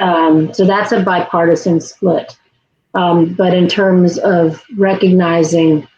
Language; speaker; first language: English; native; English